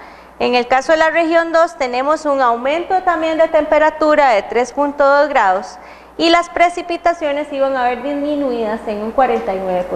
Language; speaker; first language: Spanish; native; Spanish